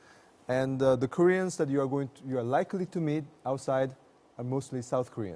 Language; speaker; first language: English; non-native, fluent; Korean